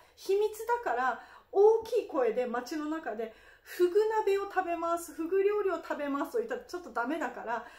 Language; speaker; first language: Japanese; native; Japanese